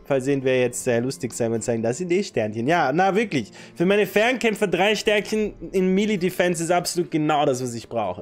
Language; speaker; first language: German; native; German